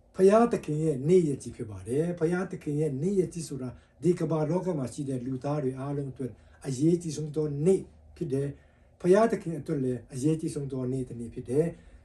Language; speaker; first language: Burmese; non-native, local second language; Hakha Chin